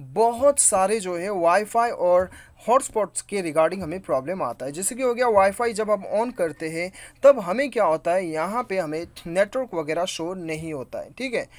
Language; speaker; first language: Hindi; native; Hindi